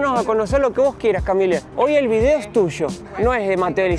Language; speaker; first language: Spanish; native; Spanish